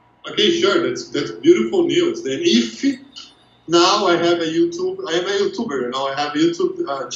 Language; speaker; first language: English; non-native, fluent; Portuguese